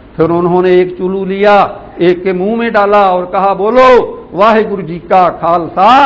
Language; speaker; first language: Hindi; non-native, local second language; Punjabi